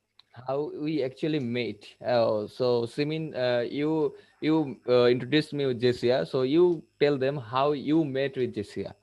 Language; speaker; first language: English; non-native, local second language; Bangla